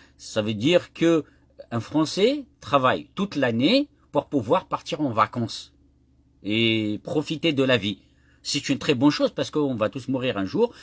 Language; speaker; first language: French; non-native, local second language; Kabyle